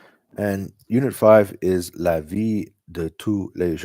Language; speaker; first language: French; non-native, learner; English